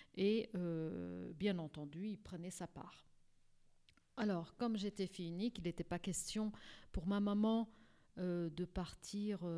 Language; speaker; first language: French; early bilingual, other home language; Portuguese